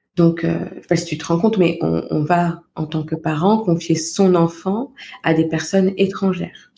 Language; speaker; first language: French; native; French